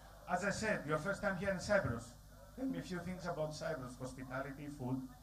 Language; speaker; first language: English; non-native, fluent; Greek